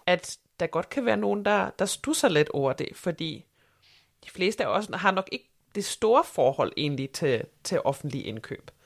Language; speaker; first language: Danish; native; Danish